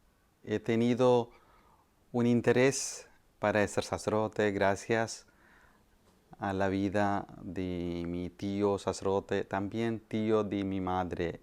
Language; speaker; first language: Spanish; non-native, fluent; Malayalam